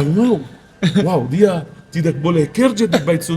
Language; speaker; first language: Indonesian; non-native, fluent; Arabic